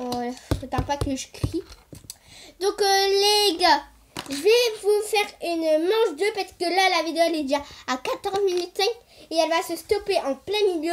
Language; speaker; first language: French; native; French